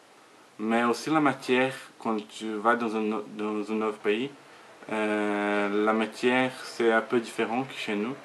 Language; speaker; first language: French; non-native, learner; Portuguese